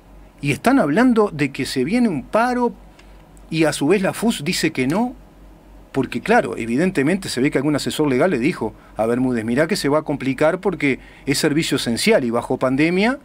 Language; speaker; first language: Spanish; native; Spanish